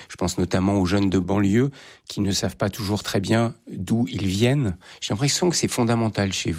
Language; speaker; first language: French; native; French